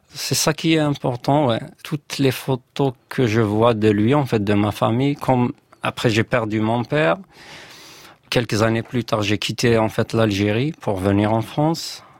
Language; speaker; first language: French; non-native, local second language; Kabyle